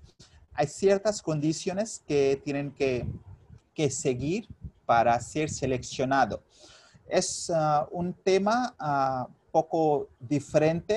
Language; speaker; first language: Spanish; non-native, fluent; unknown